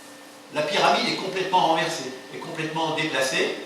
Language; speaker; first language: French; native; French